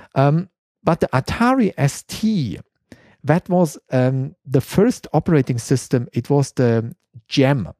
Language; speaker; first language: English; non-native, fluent; German